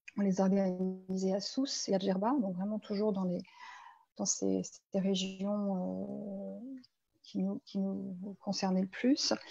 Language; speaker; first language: French; native; French